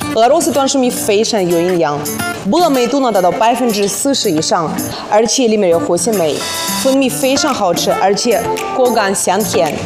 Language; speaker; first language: Chinese; non-native, fluent; Russian